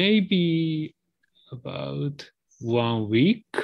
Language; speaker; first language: English; non-native, learner; Japanese